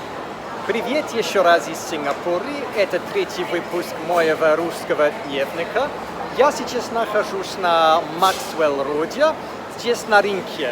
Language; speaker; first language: Russian; non-native, fluent; English